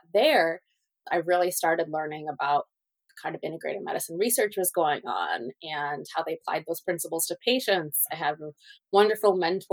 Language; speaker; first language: English; native; English